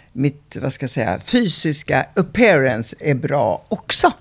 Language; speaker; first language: Swedish; early bilingual, other home language; Italian